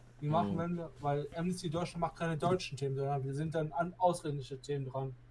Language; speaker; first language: German; native; German